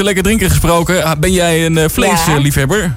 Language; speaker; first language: Dutch; native; Dutch